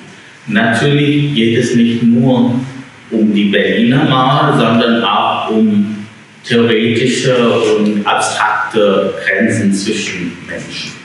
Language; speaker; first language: German; non-native, fluent; English